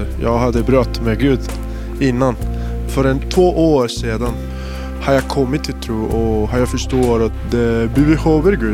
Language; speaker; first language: Swedish; non-native, learner; Spanish